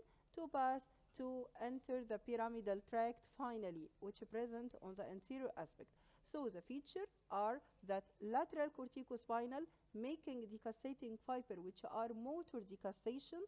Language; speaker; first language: English; non-native, local second language; Arabic